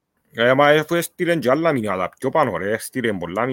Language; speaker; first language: Greek; native; Greek